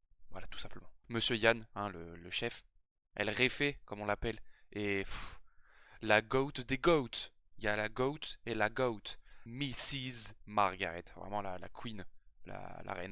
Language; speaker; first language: French; native; French